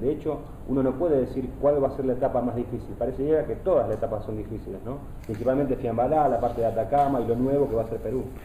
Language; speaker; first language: Spanish; native; Spanish